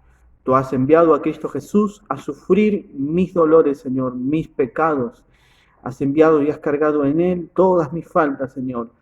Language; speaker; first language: Spanish; native; Spanish